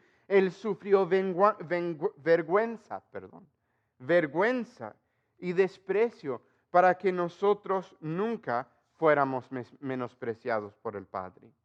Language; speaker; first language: Spanish; non-native, fluent; English